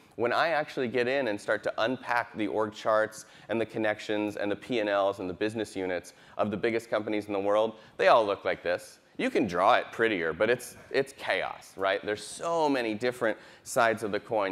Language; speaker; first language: English; native; English